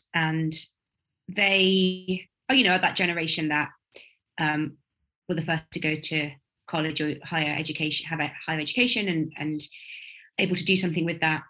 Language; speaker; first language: English; native; English